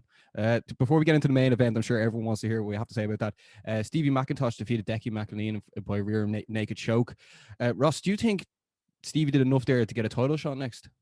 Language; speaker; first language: English; native; English